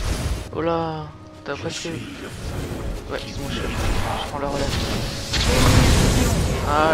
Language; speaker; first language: French; native; French